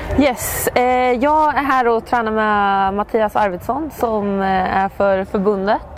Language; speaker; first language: Swedish; native; Swedish